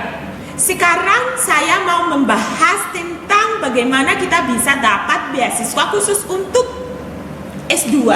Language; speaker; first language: Indonesian; non-native, fluent; English